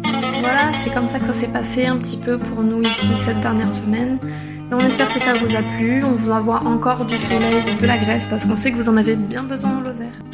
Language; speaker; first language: French; native; French